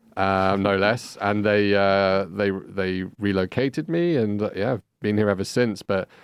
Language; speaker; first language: English; native; English